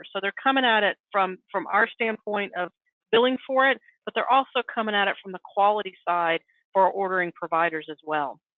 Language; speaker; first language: English; native; English